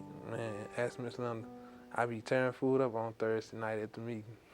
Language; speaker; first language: English; native; English